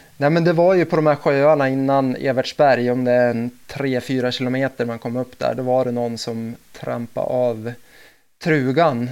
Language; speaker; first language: Swedish; native; Swedish